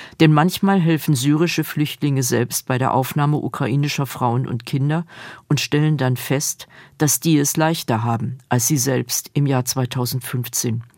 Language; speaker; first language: German; native; German